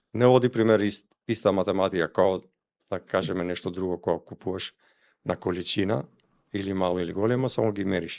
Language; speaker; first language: Macedonian; non-native, local second language; Albanian